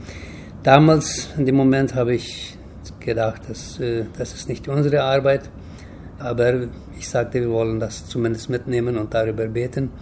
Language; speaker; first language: German; early bilingual, heritage; German